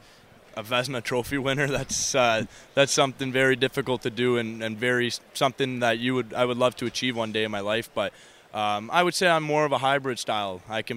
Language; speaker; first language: English; native; English